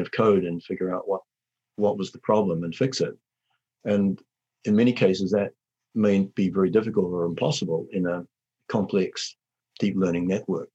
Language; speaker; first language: English; native; English